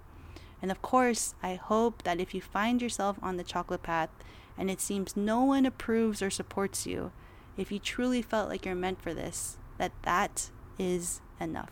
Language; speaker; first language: English; native; English